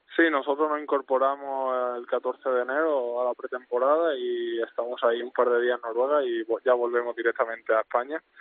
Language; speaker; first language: Spanish; native; Spanish